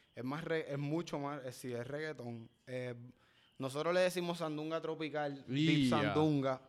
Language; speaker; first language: Spanish; native; Spanish